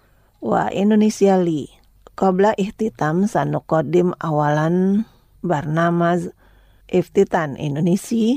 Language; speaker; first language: Arabic; non-native, fluent; Indonesian